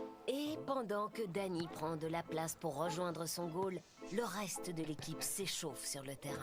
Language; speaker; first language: French; native; French